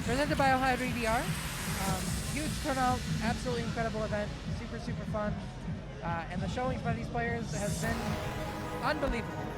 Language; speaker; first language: English; native; English